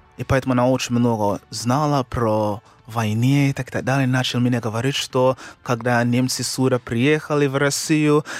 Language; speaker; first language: Russian; non-native, fluent; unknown